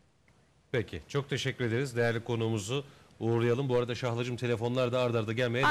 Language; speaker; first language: Turkish; native; Turkish